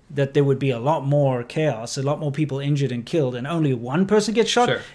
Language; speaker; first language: English; native; English